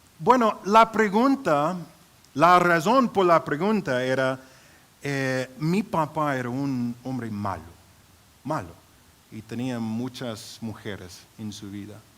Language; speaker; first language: Spanish; non-native, fluent; English